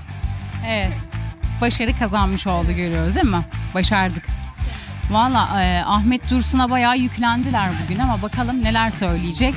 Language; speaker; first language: Turkish; native; Turkish